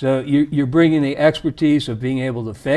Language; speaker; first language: English; native; English